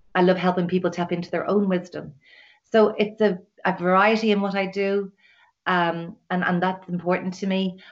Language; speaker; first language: English; native; English